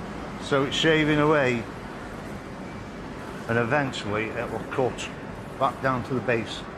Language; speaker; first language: English; native; English